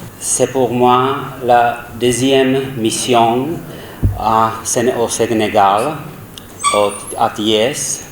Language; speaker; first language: French; non-native, learner; Czech